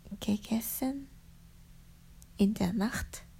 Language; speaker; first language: German; non-native, learner; Japanese